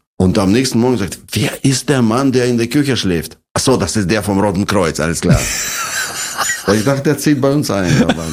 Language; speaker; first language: German; non-native, fluent; Russian